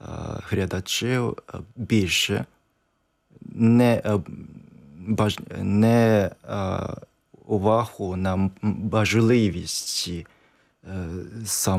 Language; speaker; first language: Ukrainian; non-native, learner; Japanese